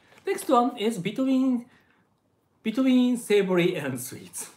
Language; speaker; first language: English; non-native, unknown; Japanese